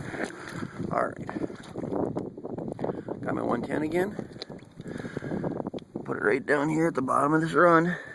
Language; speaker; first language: English; native; English